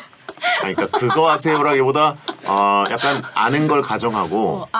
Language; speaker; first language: Korean; native; Korean